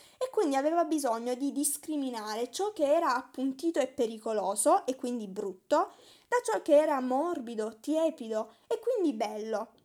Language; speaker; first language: Italian; native; Italian